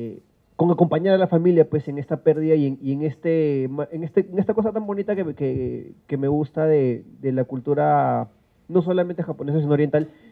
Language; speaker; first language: Spanish; native; Spanish